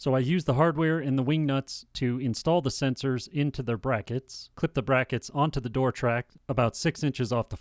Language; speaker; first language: English; native; English